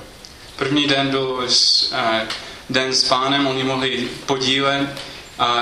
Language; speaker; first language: Czech; non-native, fluent; English